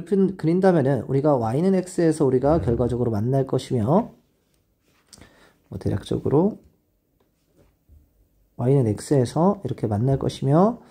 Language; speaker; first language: Korean; native; Korean